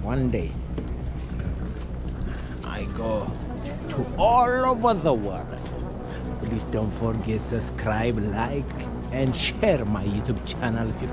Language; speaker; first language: English; non-native, learner; Amharic